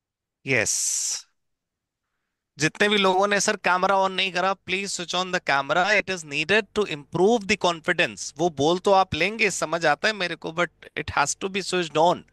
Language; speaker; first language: Hindi; native; Hindi